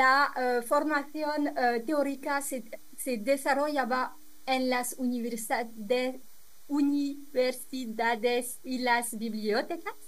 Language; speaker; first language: Spanish; non-native, fluent; French